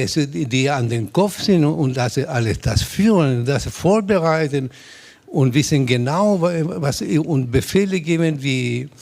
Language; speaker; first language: German; non-native, learner; Spanish